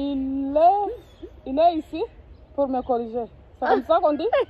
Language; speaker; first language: French; non-native, learner; Kinyarwanda